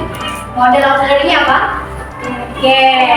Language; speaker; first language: English; non-native, learner; Indonesian